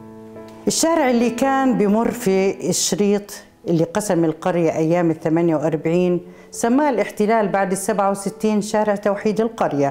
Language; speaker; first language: Arabic; native; Arabic